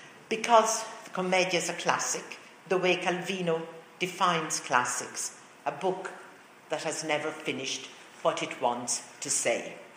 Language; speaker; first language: English; native; English